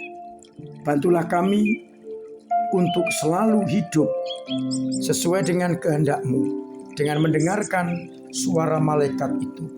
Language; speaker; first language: Indonesian; non-native, local second language; Javanese